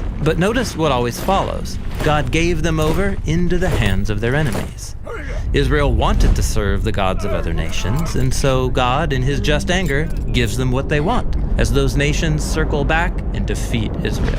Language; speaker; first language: English; native; English